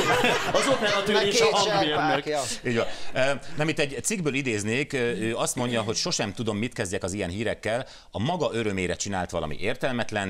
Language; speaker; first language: Hungarian; native; Hungarian